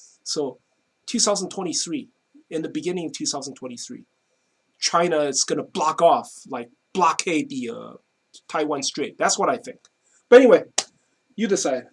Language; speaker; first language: English; non-native, fluent; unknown